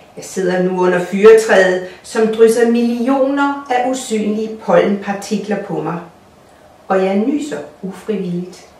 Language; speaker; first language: Danish; non-native, fluent; Russian